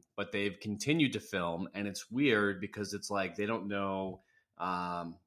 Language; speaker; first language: English; native; English